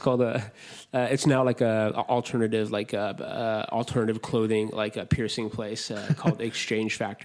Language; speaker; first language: English; native; English